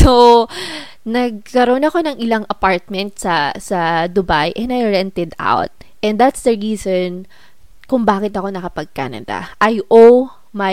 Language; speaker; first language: English; non-native, local second language; Filipino